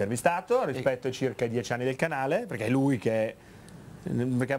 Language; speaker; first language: Italian; native; Italian